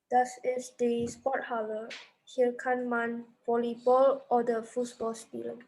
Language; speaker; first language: German; non-native, learner; Indonesian